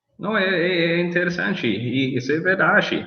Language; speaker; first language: Portuguese; non-native, learner; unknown